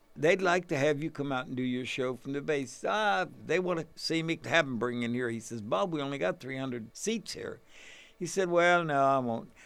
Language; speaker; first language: English; native; English